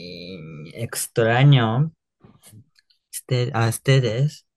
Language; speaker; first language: Spanish; non-native, learner; Japanese